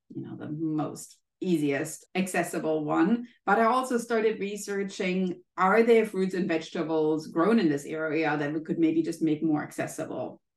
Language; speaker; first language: English; non-native, fluent; German